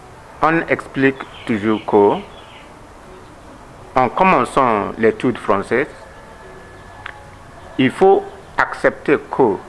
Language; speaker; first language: French; non-native, learner; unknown